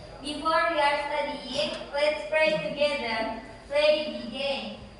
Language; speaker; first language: English; non-native, learner; Indonesian